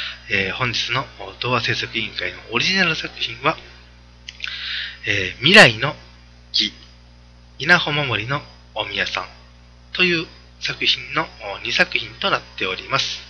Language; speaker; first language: Japanese; native; Japanese